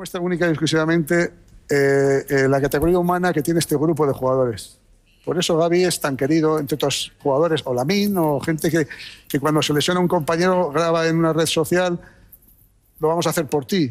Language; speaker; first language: Spanish; native; Spanish